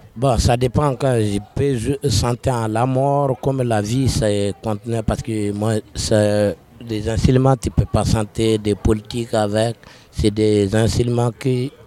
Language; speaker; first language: French; non-native, local second language; Mossi